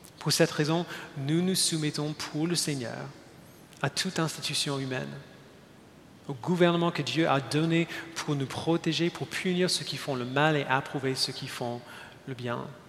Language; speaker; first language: French; non-native, fluent; English